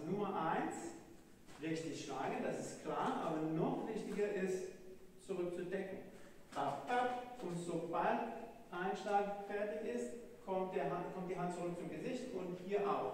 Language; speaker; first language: German; non-native, fluent; Hebrew